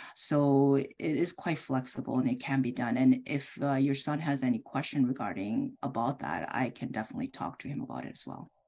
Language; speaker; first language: English; early bilingual, other home language; Korean